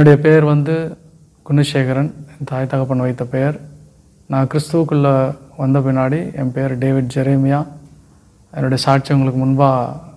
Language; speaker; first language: Tamil; native; Tamil